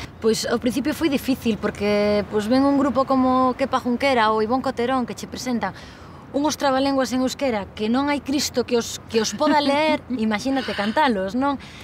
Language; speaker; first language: Galician; native; Galician